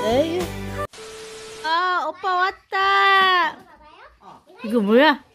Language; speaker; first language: Korean; non-native, fluent; Filipino